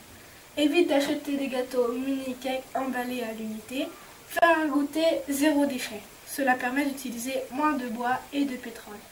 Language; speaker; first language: French; native; French